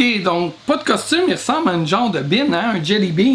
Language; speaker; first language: French; native; French